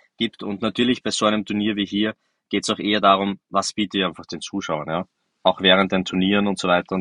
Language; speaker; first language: German; native; German